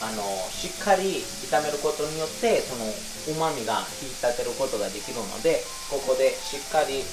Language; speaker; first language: Japanese; non-native, fluent; Italian